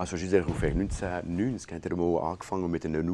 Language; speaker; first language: German; native; German